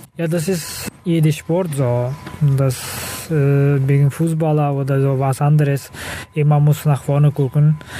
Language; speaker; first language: German; non-native, learner; Kazakh